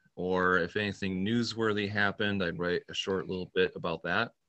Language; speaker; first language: English; native; English